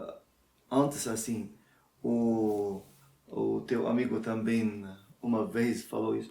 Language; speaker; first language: Portuguese; non-native, learner; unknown